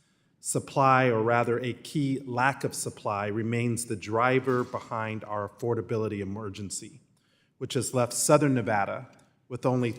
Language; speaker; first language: English; native; English